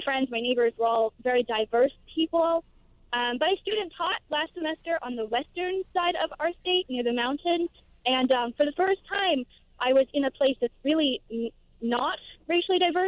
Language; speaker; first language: English; native; English